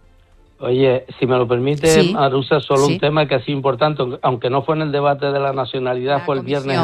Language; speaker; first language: Spanish; native; Spanish